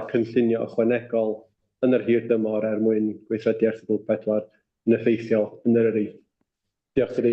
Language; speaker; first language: Welsh; native; Welsh